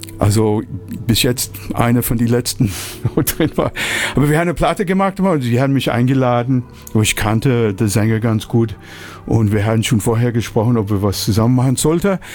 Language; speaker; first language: German; non-native, fluent; English